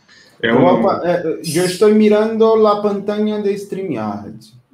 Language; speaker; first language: Spanish; non-native, fluent; Portuguese